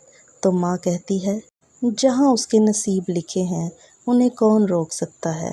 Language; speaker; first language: Urdu; native; Urdu